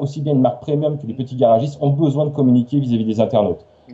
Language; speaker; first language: French; native; French